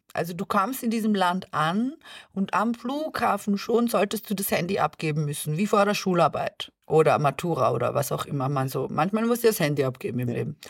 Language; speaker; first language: German; early bilingual, other home language; Serbian